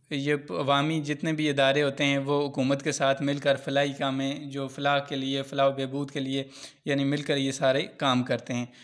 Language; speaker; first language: Urdu; non-native, local second language; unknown